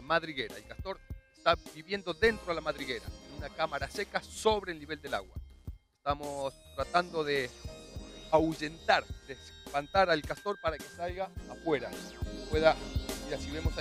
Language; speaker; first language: Spanish; native; Spanish